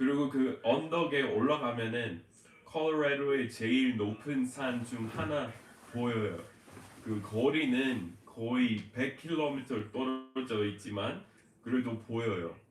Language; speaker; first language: Korean; non-native, fluent; English